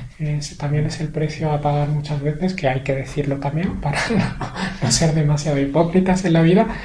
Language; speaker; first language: Spanish; early bilingual, other home language; Arabic